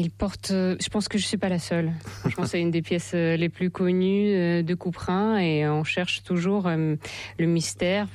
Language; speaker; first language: French; non-native, fluent; Russian